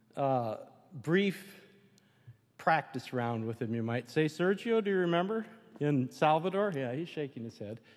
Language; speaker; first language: English; native; English